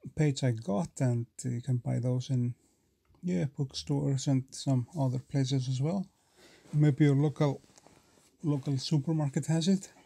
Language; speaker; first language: English; non-native, fluent; Icelandic